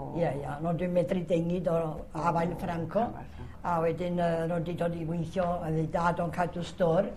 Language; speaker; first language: Welsh; early bilingual, heritage; Welsh